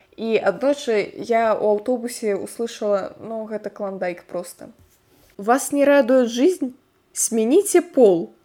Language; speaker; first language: Belarusian; non-native, local second language; Russian